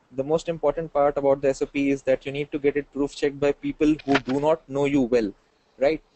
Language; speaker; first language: English; non-native, local second language; Hindi